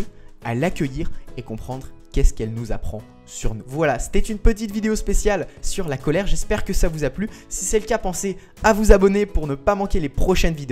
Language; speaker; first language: French; native; French